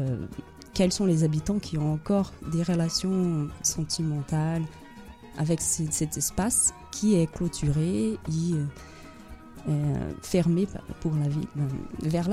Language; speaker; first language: French; non-native, fluent; Portuguese